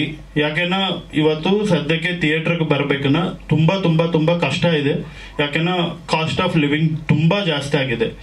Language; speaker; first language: Kannada; non-native, local second language; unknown